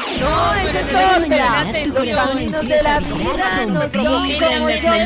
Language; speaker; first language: Spanish; native; Spanish